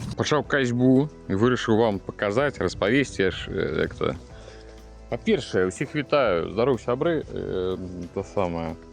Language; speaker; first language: Belarusian; native; Belarusian